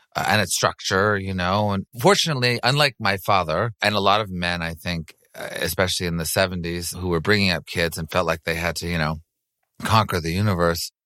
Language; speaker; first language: English; native; English